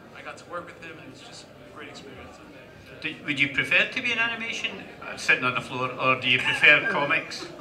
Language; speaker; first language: English; native; English